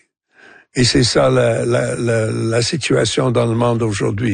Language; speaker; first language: French; non-native, local second language; English